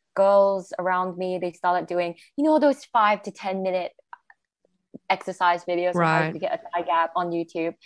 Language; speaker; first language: English; non-native, local second language; Chinese